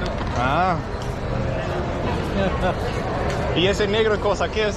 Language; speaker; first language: Spanish; non-native, learner; English